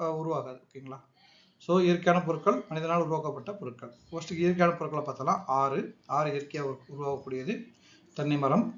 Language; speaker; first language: Tamil; native; Tamil